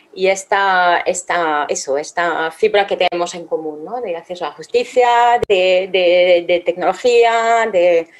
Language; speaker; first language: Spanish; non-native, fluent; French